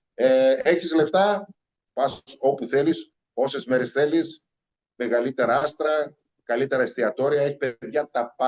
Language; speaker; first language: Greek; native; Greek